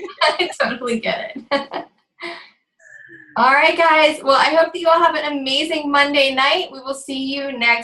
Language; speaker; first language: English; native; English